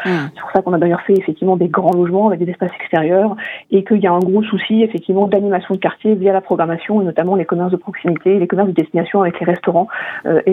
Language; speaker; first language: French; native; French